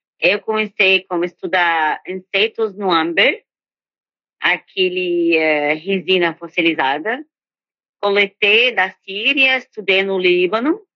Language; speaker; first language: Portuguese; non-native, fluent; Arabic